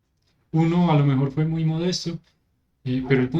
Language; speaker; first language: Spanish; native; Spanish